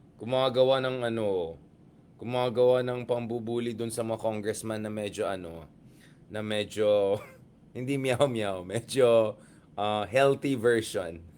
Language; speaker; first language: Filipino; native; Filipino